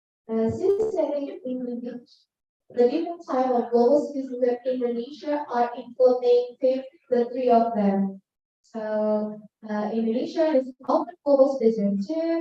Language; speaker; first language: English; non-native, learner; Indonesian